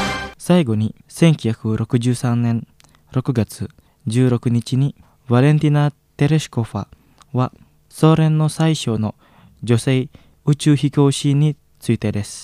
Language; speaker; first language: Japanese; non-native, fluent; Indonesian